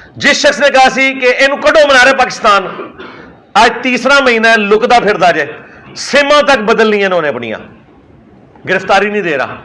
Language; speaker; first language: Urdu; non-native, local second language; Punjabi